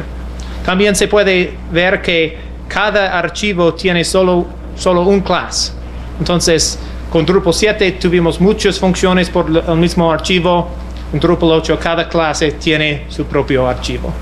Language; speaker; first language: Spanish; non-native, fluent; English